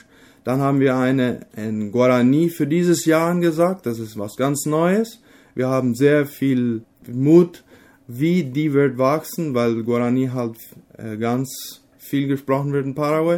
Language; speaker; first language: German; non-native, local second language; Low German